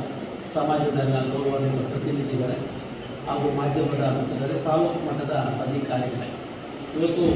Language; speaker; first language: Kannada; native; Kannada